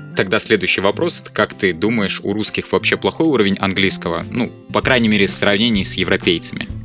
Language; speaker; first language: Russian; native; Russian